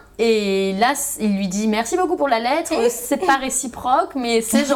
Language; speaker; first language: French; native; French